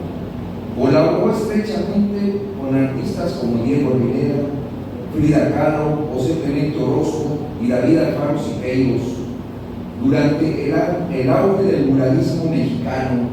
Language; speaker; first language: Spanish; native; Spanish